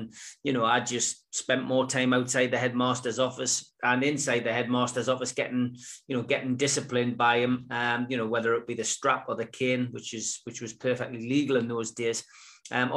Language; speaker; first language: English; native; English